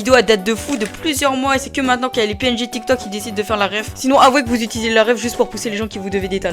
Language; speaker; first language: French; native; French